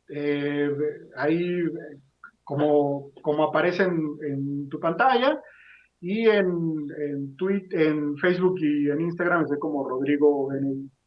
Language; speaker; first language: Spanish; native; Spanish